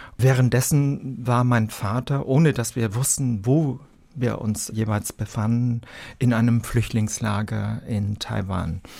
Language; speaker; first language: German; early bilingual, other home language; Vietnamese